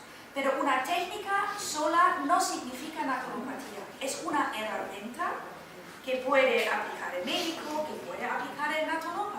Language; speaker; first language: Spanish; non-native, fluent; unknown